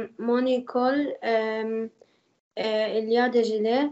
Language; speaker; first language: French; non-native, learner; Arabic